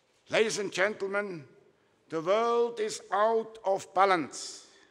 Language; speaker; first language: English; non-native, fluent; German